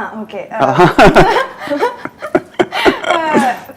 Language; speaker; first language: Telugu; non-native, fluent; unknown